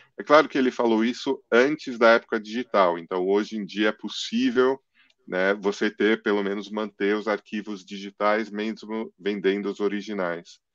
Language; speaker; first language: Portuguese; early bilingual, other home language; English